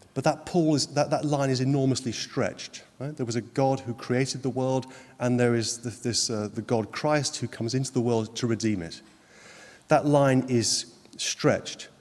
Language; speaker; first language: English; native; English